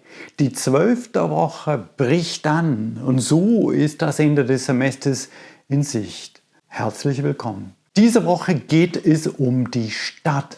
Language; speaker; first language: German; non-native, fluent; English